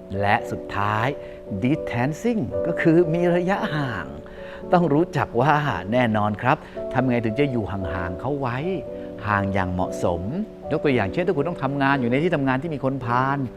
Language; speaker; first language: Thai; native; Thai